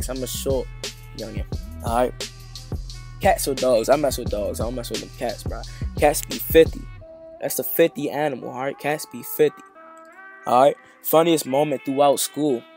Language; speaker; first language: English; native; English